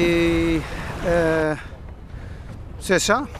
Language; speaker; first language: French; non-native, learner; Dutch